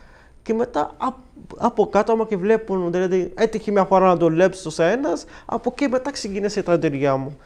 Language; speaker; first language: Greek; non-native, fluent; Arabic